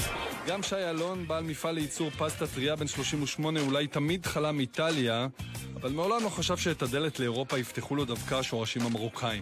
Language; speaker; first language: Hebrew; native; Hebrew